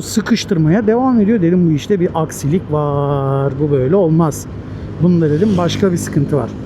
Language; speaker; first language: Turkish; native; Turkish